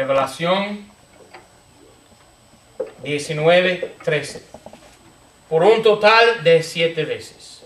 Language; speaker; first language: Spanish; non-native, fluent; English